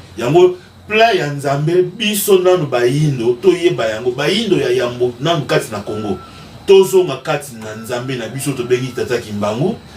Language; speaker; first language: Lingala; non-native, local second language; Kongo